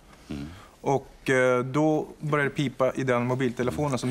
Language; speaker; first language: Swedish; native; Swedish